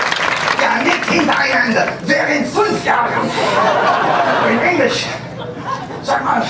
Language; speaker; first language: German; non-native, fluent; English